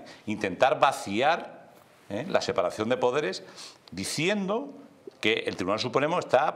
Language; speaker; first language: Spanish; native; Spanish